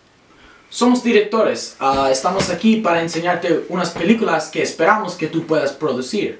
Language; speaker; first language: Spanish; non-native, learner; English